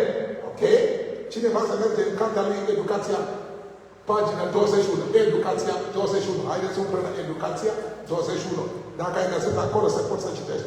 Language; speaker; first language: Romanian; non-native, learner; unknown